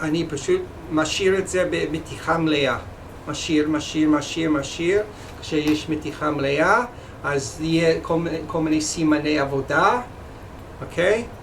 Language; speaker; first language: Hebrew; non-native, fluent; English